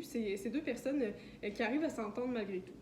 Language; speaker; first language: French; native; French